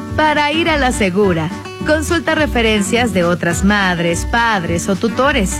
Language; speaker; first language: Spanish; native; Spanish